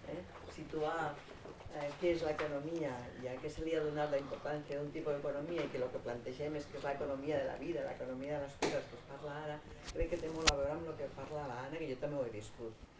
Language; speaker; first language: Catalan; native; Catalan